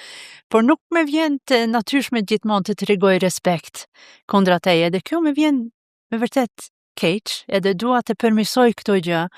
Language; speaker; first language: Albanian; non-native, fluent; Norwegian